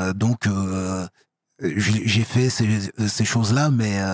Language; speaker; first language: French; native; French